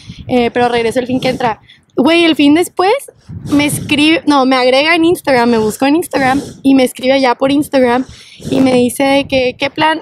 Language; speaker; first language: Spanish; early bilingual, heritage; Spanish